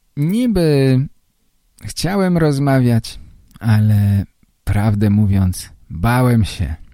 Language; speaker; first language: Polish; native; Polish